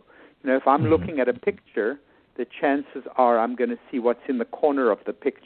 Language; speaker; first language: English; native; English